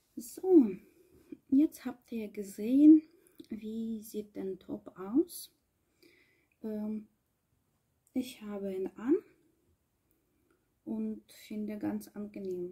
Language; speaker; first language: German; non-native, learner; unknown